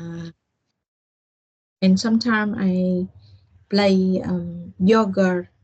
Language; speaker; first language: English; non-native, learner; Vietnamese